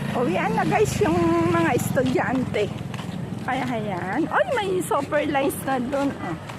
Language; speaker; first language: Filipino; non-native, local second language; Cebuano